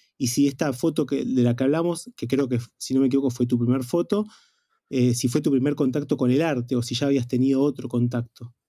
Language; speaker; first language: Spanish; native; Spanish